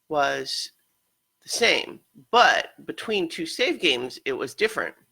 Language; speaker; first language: English; native; English